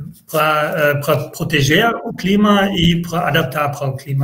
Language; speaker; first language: Portuguese; non-native, fluent; German